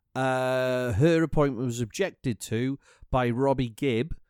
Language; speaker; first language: English; native; English